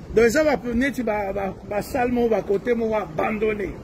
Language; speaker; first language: French; non-native, local second language; Lingala